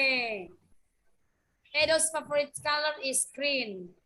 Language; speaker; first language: English; non-native, learner; Indonesian